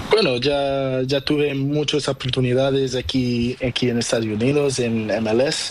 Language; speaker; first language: Spanish; non-native, learner; Portuguese